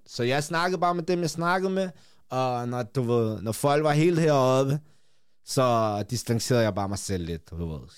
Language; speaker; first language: Danish; early bilingual, other home language; Kurdish